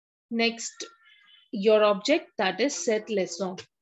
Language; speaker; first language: English; non-native, local second language; Hindi